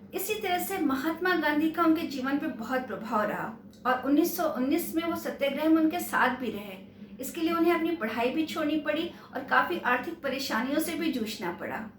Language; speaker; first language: Hindi; native; Hindi